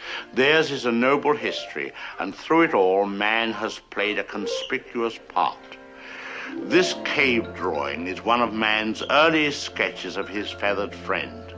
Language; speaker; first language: English; native; English